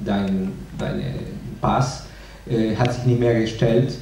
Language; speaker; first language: German; non-native, fluent; Spanish